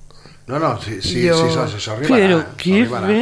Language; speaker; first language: Catalan; native; Catalan